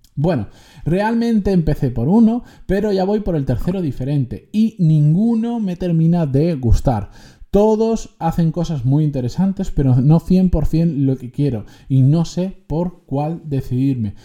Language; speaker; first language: Spanish; native; Spanish